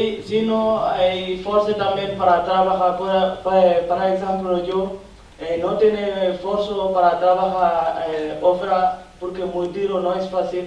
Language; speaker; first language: Spanish; non-native, learner; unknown